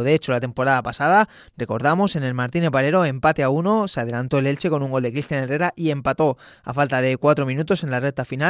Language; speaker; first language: Spanish; native; Spanish